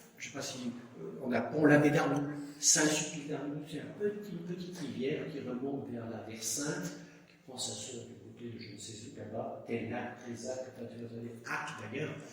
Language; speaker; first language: French; native; French